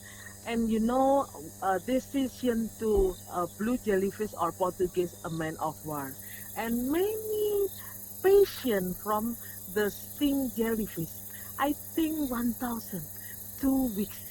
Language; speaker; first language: English; non-native, learner; Indonesian